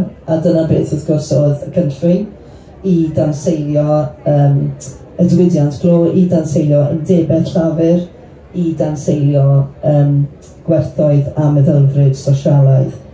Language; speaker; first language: Welsh; native; Welsh